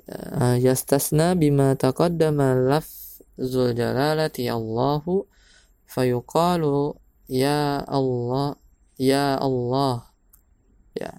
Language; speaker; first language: Arabic; non-native, fluent; Indonesian